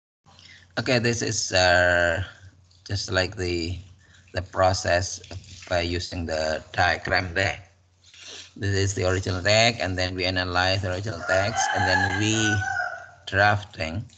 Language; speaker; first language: English; non-native, fluent; Indonesian